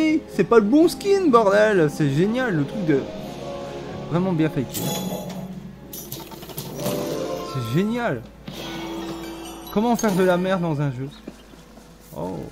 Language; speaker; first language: French; native; French